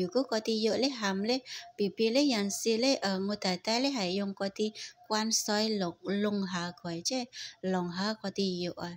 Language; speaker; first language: Cantonese; non-native, fluent; Indonesian